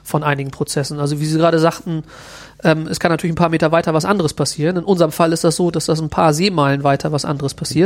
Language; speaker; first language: German; native; German